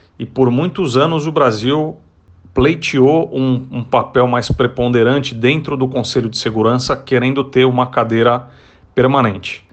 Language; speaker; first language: Portuguese; native; Portuguese